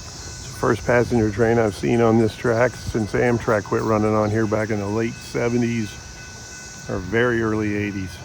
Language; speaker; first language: English; native; English